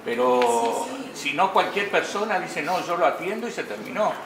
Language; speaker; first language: Spanish; native; Spanish